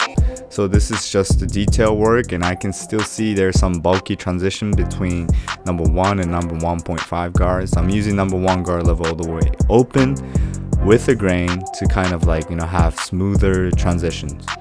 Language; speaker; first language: English; non-native, fluent; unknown